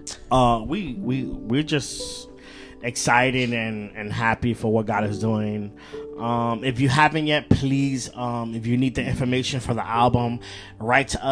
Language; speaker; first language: English; early bilingual, other home language; Spanish